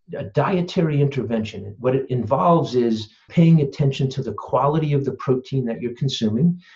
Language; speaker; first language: English; native; English